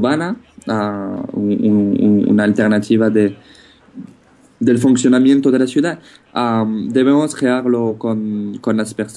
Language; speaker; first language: Spanish; non-native, fluent; French